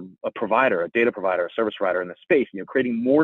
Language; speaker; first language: English; native; English